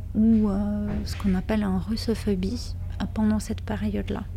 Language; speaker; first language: French; non-native, fluent; Lithuanian